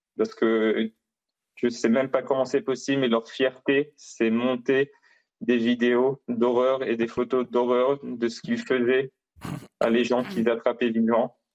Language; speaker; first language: French; non-native, fluent; Hebrew